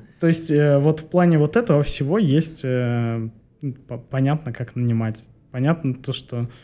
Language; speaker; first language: Russian; native; Russian